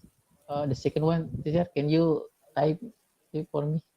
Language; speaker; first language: English; non-native, learner; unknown